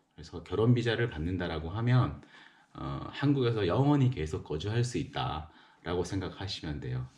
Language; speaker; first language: Korean; native; Korean